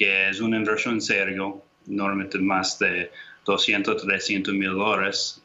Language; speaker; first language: Spanish; non-native, fluent; English